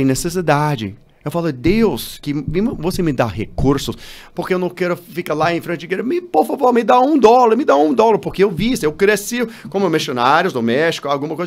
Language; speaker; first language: Portuguese; non-native, learner; English